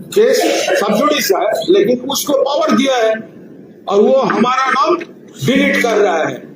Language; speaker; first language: Hindi; non-native, local second language; Bangla